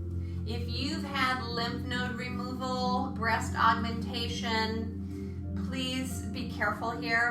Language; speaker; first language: English; native; English